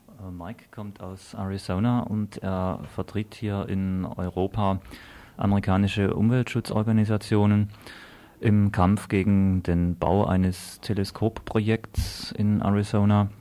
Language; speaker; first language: German; native; German